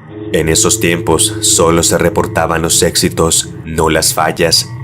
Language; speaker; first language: Spanish; native; Spanish